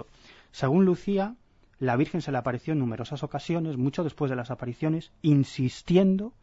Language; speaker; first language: Spanish; native; Spanish